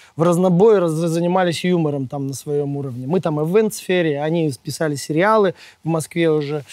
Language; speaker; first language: Russian; native; Russian